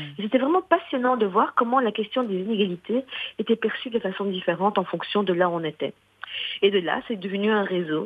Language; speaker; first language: French; early bilingual, other home language; Arabic